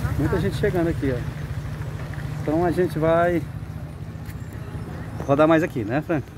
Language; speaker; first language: Portuguese; native; Portuguese